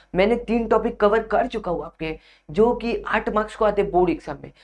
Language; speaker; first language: Hindi; non-native, local second language; Marathi